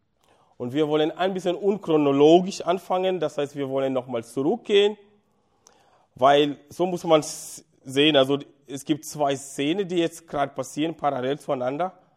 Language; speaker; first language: German; non-native, fluent; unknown